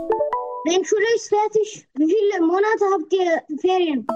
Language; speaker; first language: German; non-native, learner; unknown